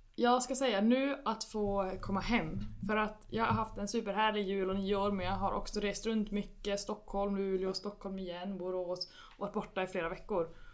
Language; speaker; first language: Swedish; native; Swedish